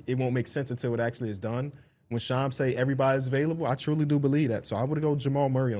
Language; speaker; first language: English; native; English